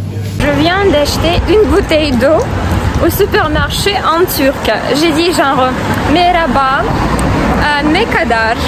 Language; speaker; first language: French; non-native, fluent; Russian